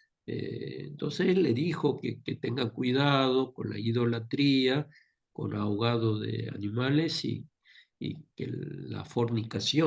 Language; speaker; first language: Spanish; non-native, fluent; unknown